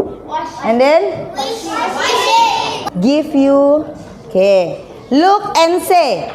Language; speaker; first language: English; non-native, learner; Indonesian